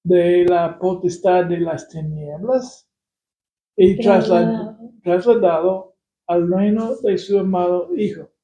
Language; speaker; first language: Spanish; non-native, fluent; English